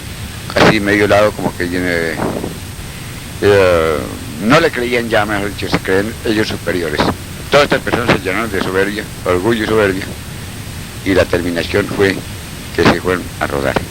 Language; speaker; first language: Spanish; native; Spanish